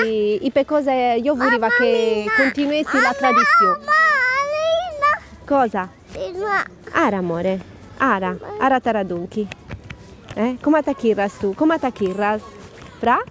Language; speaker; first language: Italian; non-native, local second language; Catalan